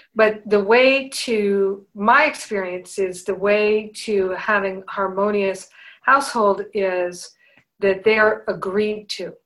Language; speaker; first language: English; native; English